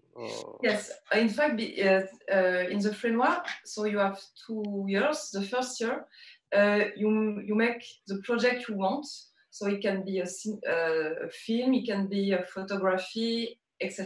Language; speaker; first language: English; non-native, learner; French